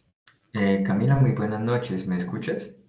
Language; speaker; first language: Spanish; native; Spanish